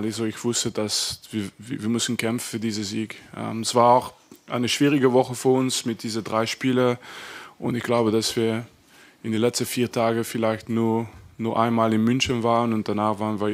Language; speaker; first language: German; non-native, fluent; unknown